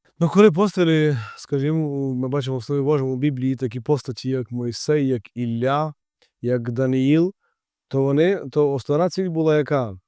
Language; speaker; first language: Ukrainian; native; Ukrainian